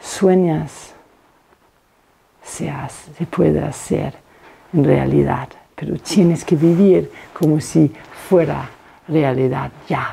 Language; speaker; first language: Spanish; non-native, fluent; Danish